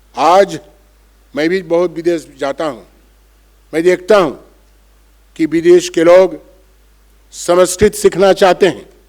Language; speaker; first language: Hindi; non-native, local second language; Bangla